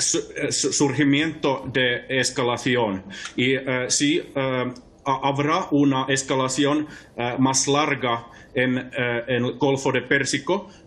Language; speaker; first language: Spanish; non-native, fluent; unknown